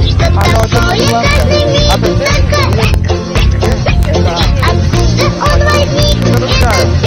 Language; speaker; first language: Russian; non-native, learner; Indonesian